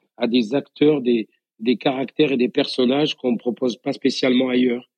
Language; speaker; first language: French; native; French